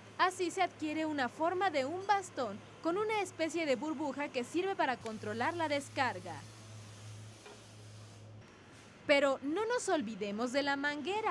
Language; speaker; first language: Spanish; native; Spanish